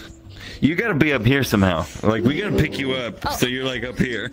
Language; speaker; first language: English; native; English